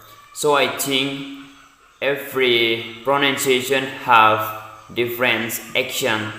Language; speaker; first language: English; non-native, learner; Indonesian